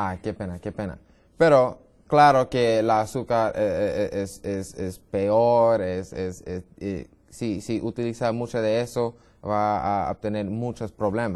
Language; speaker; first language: Spanish; non-native, learner; English